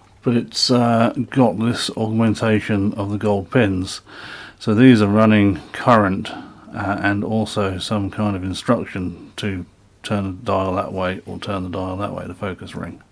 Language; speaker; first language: English; native; English